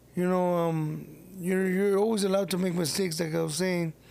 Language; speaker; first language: English; early bilingual, other home language; Spanish